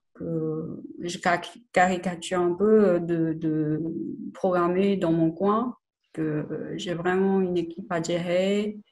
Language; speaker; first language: French; non-native, fluent; Chinese